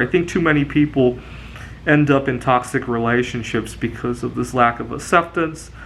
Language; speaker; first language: English; native; English